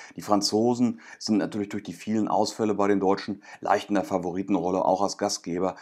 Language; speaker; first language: German; native; German